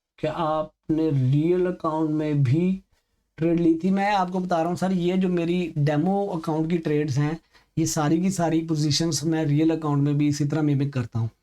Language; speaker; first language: Urdu; native; Urdu